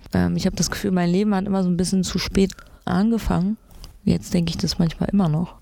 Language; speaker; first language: German; early bilingual, other home language; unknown